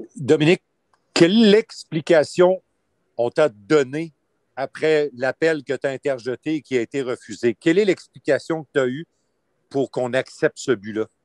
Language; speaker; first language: French; native; French